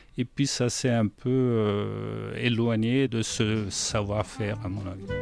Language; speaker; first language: French; non-native, fluent; German